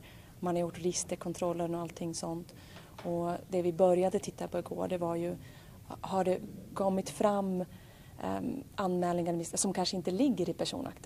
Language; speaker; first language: Swedish; native; Swedish